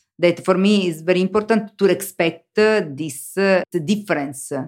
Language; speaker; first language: English; non-native, learner; Italian